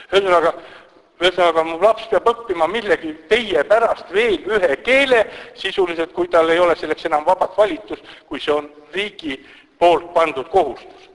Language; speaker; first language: Estonian; non-native, local second language; Russian